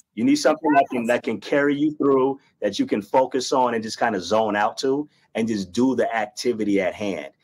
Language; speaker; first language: English; native; English